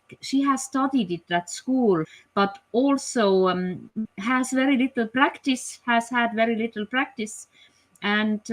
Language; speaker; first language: English; non-native, fluent; Italian